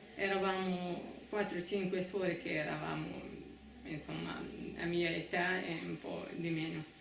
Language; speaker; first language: Italian; non-native, fluent; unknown